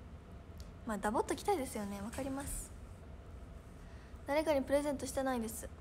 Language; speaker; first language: Japanese; native; Japanese